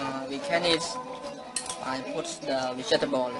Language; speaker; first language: English; non-native, learner; Khmer